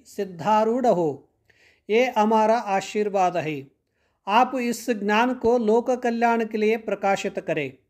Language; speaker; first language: Hindi; non-native, local second language; Kannada